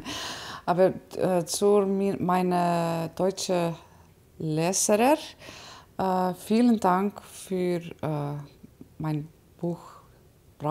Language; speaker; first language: German; non-native, learner; Icelandic